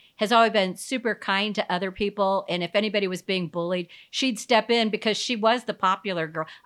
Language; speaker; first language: English; native; English